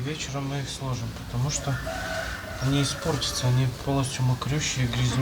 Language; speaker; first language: Russian; native; Russian